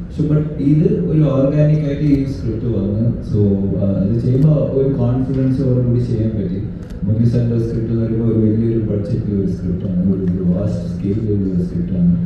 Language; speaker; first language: Malayalam; early bilingual, heritage; Malayalam